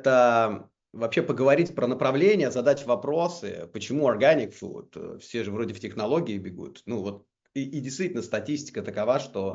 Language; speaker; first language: Russian; native; Russian